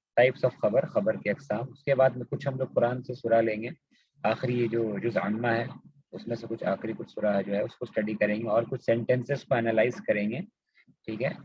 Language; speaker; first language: Urdu; native; Urdu